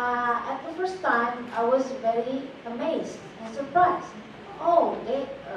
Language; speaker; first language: English; non-native, fluent; Indonesian